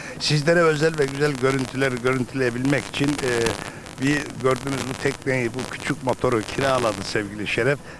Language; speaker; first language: Turkish; native; Turkish